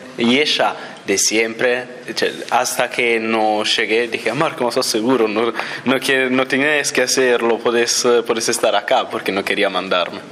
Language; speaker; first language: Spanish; non-native, learner; Italian